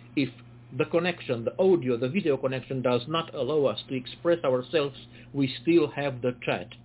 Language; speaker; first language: English; non-native, fluent; Romanian